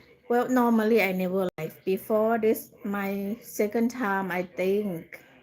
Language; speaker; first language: English; non-native, learner; Thai